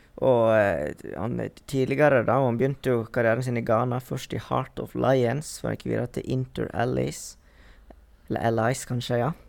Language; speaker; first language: Norwegian; native; Norwegian